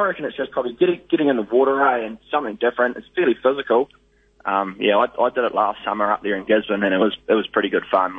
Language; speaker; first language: English; native; English